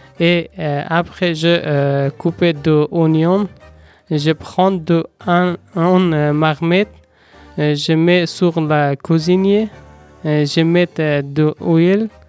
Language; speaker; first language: French; non-native, learner; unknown